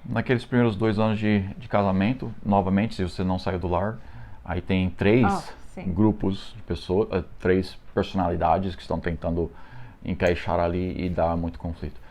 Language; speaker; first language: Portuguese; non-native, fluent; English